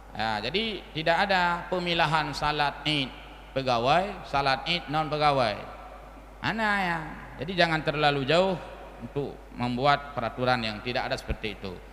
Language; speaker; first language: Malay; non-native, local second language; Achinese